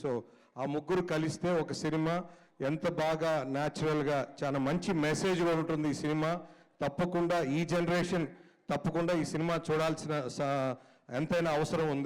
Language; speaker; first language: Telugu; native; Telugu